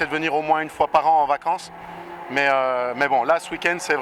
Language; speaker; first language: French; native; French